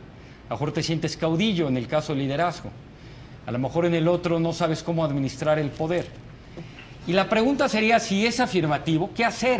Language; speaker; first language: Spanish; native; Spanish